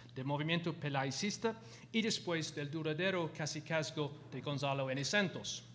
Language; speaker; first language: Spanish; non-native, fluent; English